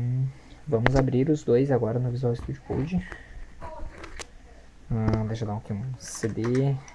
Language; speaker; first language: Portuguese; native; Portuguese